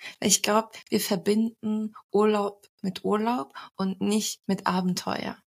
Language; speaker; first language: German; early bilingual, other home language; Turkish